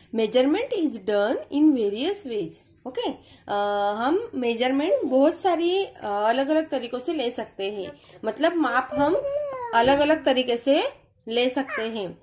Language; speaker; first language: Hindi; non-native, local second language; Marathi